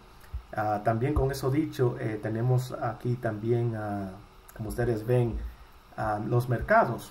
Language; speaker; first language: Spanish; early bilingual, heritage; Spanish